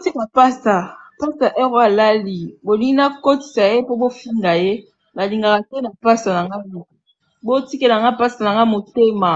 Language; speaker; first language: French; non-native, local second language; Lingala